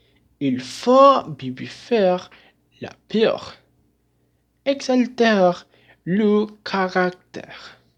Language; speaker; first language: French; non-native, learner; Spanish